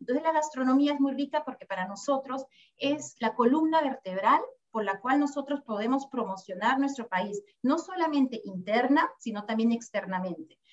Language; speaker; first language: Spanish; native; Spanish